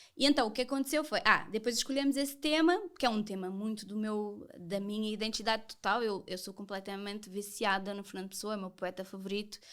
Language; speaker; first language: Portuguese; native; Portuguese